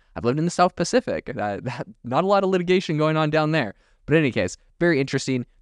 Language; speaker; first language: English; native; English